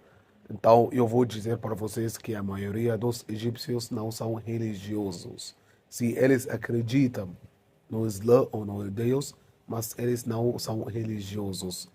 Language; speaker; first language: Portuguese; non-native, fluent; Arabic